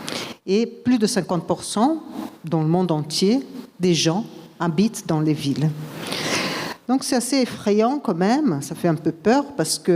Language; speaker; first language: French; non-native, fluent; Portuguese